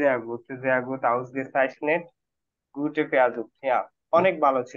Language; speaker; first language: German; non-native, fluent; Bangla